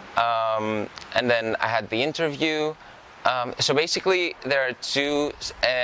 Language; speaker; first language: English; non-native, fluent; Greek